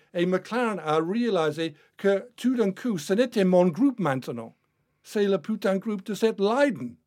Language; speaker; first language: French; non-native, fluent; English